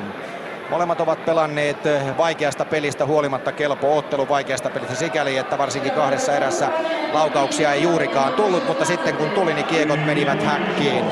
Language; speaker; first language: Finnish; native; Finnish